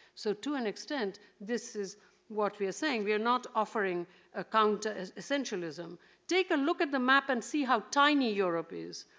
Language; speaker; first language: English; non-native, local second language; Bangla